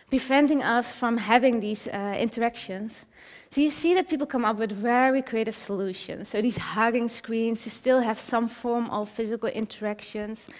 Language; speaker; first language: English; early bilingual, other home language; Dutch